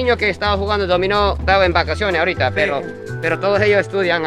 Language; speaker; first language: Spanish; non-native, fluent; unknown